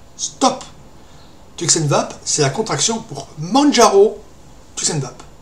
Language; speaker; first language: French; native; French